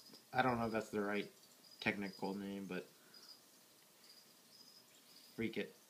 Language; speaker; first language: English; native; English